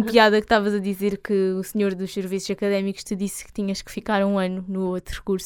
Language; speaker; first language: Portuguese; native; Portuguese